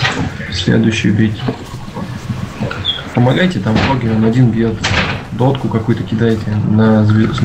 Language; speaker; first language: Russian; native; Russian